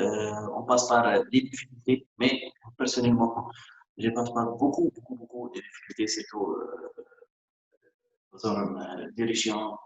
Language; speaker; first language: French; non-native, local second language; Arabic